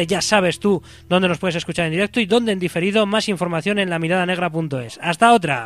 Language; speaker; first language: Spanish; native; Spanish